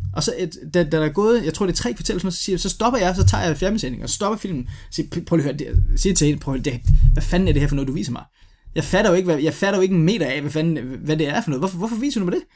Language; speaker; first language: Danish; native; Danish